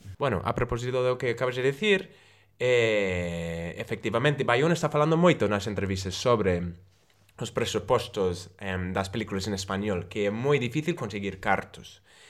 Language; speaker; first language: Galician; non-native, local second language; Spanish